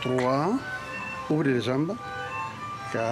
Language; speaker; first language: French; non-native, fluent; Spanish